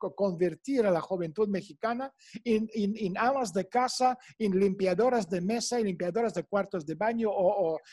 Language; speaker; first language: Spanish; non-native, fluent; Russian